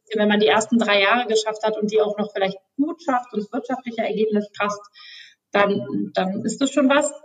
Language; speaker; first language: German; native; German